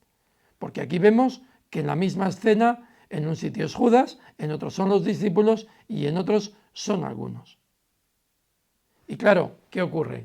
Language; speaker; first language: Spanish; native; Spanish